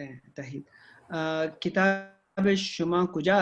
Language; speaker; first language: Persian; non-native, learner; Urdu